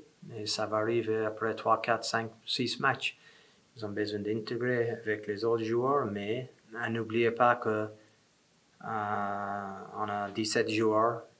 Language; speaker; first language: French; non-native, fluent; English